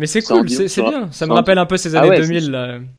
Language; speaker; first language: French; native; French